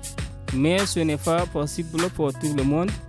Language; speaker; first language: French; non-native, learner; Portuguese